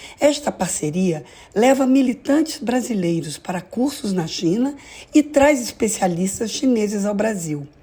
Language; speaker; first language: Portuguese; native; Portuguese